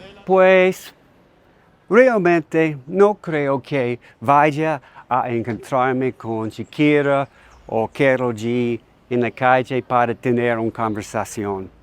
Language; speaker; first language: Spanish; non-native, learner; English